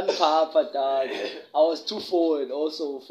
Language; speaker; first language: English; non-native, local second language; Xhosa